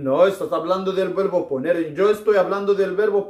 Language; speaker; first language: Spanish; non-native, fluent; Arabic